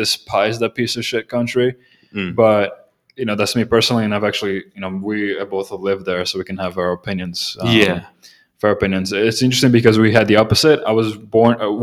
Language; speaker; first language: English; non-native, fluent; Portuguese